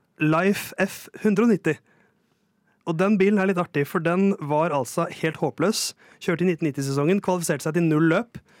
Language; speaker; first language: Norwegian; native; Norwegian